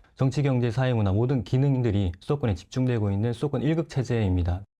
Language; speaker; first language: Korean; native; Korean